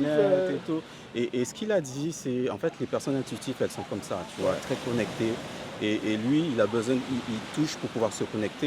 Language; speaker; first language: French; native; French